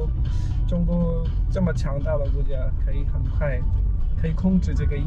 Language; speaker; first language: Chinese; non-native, fluent; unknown